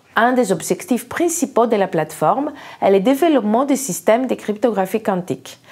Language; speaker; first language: French; native; French